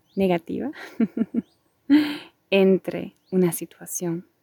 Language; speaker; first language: Spanish; non-native, fluent; German